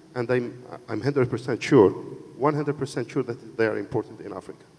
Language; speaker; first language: English; non-native, fluent; Arabic